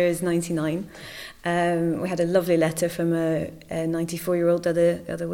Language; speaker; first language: English; native; English